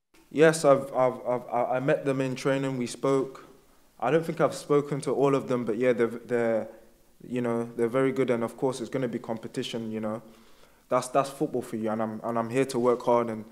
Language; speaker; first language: English; native; English